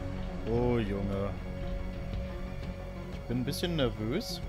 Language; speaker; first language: German; native; German